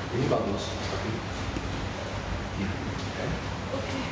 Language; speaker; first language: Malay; non-native, fluent; English